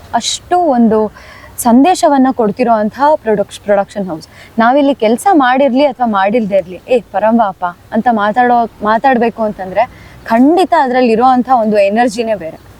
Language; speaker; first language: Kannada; native; Kannada